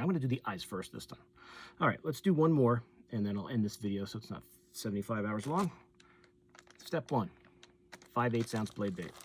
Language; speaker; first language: English; native; English